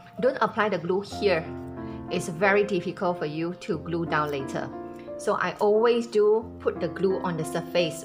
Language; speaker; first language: English; non-native, local second language; Chinese